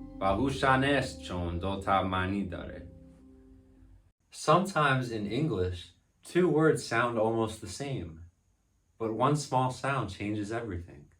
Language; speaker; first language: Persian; non-native, learner; English